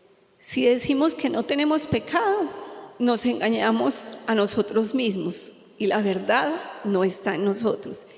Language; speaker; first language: Spanish; native; Spanish